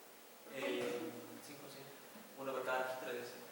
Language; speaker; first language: Spanish; native; Spanish